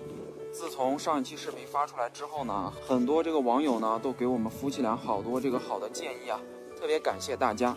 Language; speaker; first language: Chinese; native; Chinese